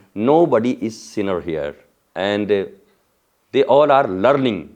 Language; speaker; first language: English; non-native, local second language; Hindi